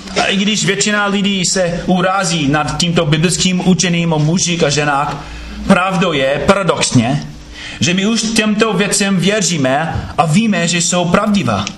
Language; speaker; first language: Czech; non-native, fluent; English